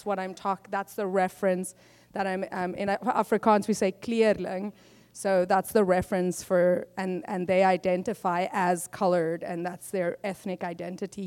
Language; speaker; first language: English; non-native, local second language; Afrikaans